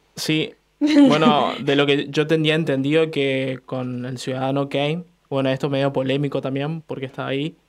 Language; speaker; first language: Spanish; native; Spanish